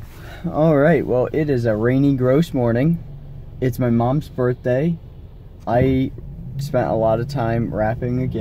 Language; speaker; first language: English; native; English